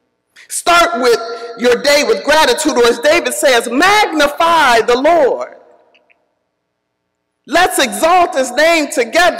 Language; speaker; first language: English; native; English